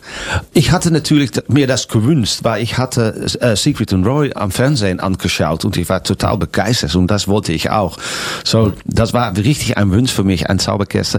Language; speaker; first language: German; non-native, fluent; Dutch